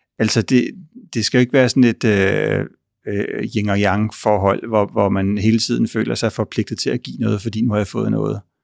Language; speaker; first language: Danish; native; Danish